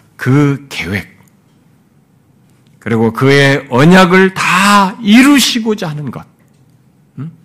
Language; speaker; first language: Korean; native; Korean